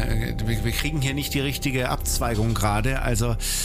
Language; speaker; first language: German; native; German